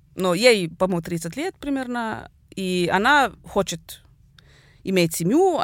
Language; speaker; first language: Russian; non-native, fluent; Swedish